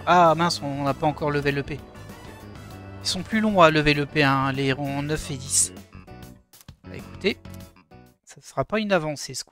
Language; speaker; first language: French; native; French